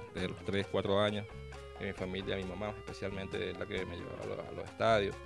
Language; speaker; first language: Spanish; native; Spanish